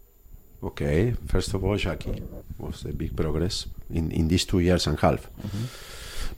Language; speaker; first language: English; non-native, fluent; Spanish